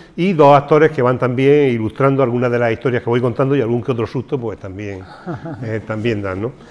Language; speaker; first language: Spanish; native; Spanish